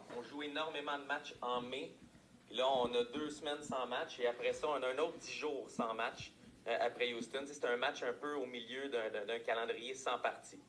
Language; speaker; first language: French; native; French